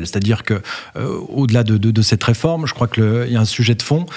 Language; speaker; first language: French; native; French